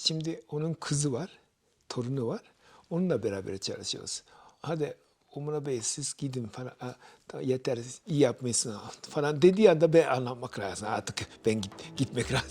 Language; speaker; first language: Turkish; non-native, fluent; Japanese